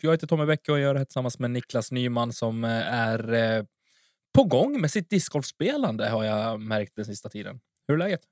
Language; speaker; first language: Swedish; native; Swedish